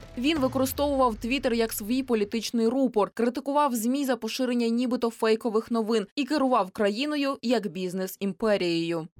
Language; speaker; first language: Ukrainian; native; Ukrainian